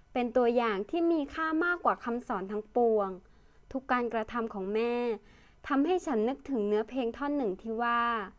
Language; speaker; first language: Thai; early bilingual, other home language; Lao